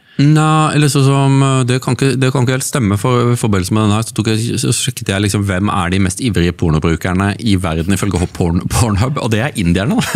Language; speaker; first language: Norwegian; native; Norwegian